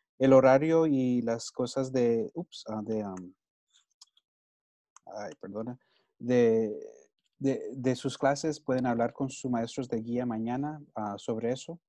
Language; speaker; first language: Spanish; early bilingual, heritage; Spanish